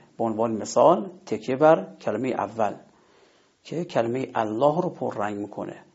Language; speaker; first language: Persian; native; Persian